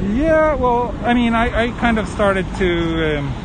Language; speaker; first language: English; non-native, fluent; Swedish